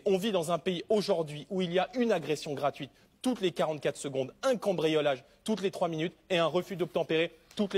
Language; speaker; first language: French; native; French